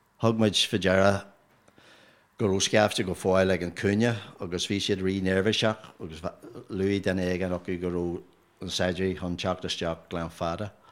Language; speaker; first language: Irish; non-native, local second language; English